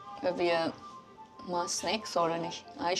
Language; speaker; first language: German; non-native, learner; Chinese